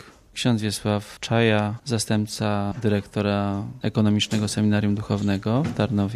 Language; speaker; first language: Polish; native; Polish